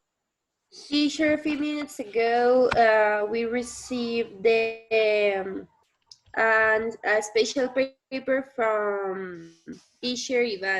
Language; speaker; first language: English; non-native, learner; Spanish